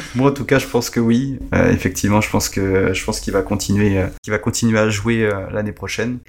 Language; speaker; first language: French; early bilingual, other home language; Portuguese